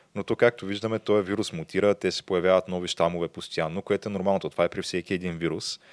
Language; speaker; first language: Bulgarian; native; Bulgarian